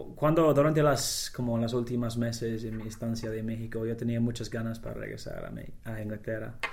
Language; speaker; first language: Spanish; non-native, fluent; English